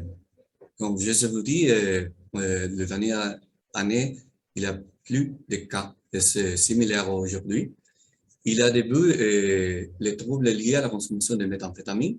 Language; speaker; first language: French; non-native, learner; Spanish